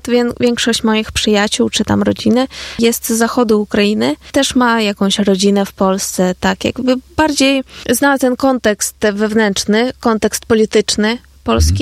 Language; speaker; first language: Polish; non-native, fluent; Ukrainian